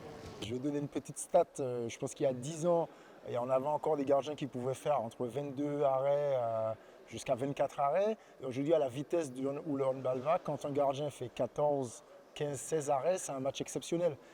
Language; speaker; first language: French; native; French